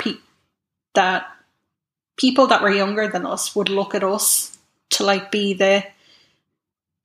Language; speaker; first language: English; native; English